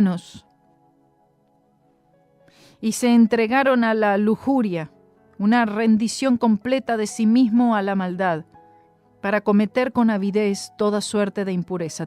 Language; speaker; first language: Spanish; native; Spanish